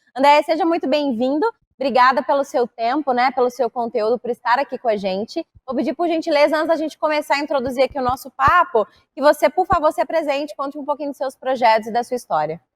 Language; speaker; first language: Portuguese; native; Portuguese